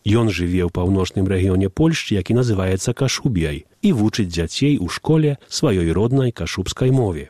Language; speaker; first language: Belarusian; early bilingual, heritage; Belarusian